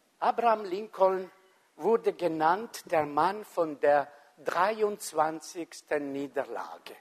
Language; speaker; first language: German; non-native, fluent; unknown